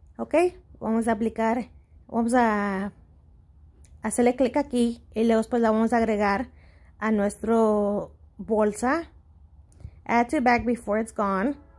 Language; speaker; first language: Spanish; early bilingual, heritage; Spanish